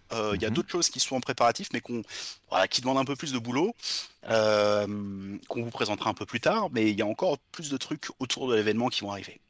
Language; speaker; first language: French; native; French